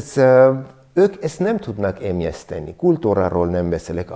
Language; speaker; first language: Hungarian; non-native, learner; Armenian